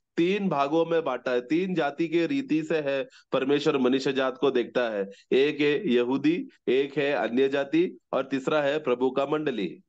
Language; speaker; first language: Hindi; non-native, local second language; Malayalam